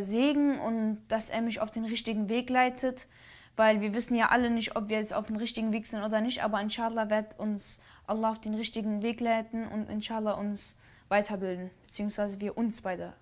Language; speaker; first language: German; early bilingual, other home language; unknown